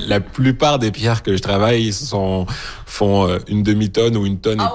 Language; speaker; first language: French; native; French